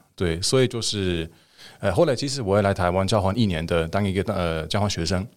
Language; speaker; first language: Chinese; non-native, fluent; German